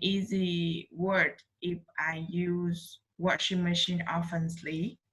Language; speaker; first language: English; non-native, learner; Vietnamese